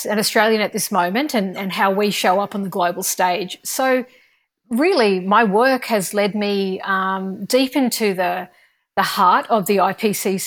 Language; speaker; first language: English; native; English